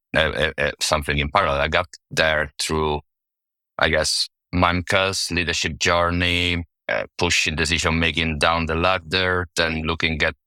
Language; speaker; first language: English; non-native, fluent; Italian